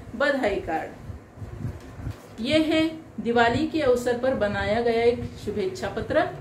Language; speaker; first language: Hindi; non-native, local second language; Marathi